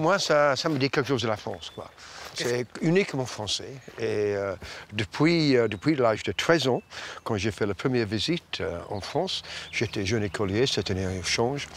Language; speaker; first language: French; non-native, fluent; English